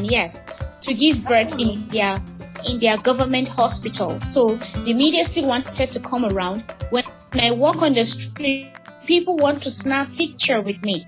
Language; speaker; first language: English; non-native, local second language; Hausa